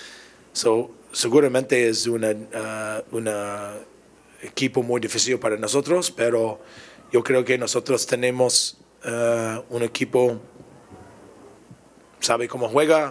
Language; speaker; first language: Spanish; non-native, learner; English